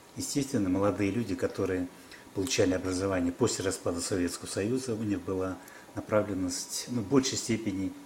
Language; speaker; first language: Russian; non-native, local second language; Kyrgyz